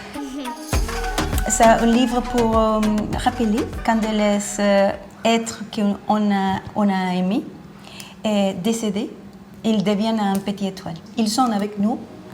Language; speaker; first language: French; non-native, learner; Spanish